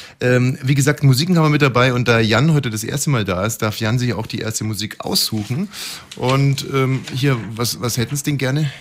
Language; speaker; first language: German; native; German